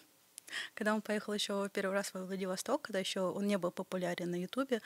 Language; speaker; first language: Russian; native; Russian